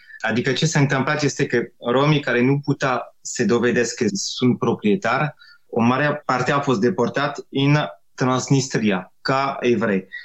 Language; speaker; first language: Romanian; non-native, fluent; French